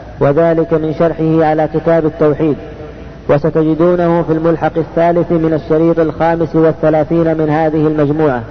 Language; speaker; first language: Arabic; native; Arabic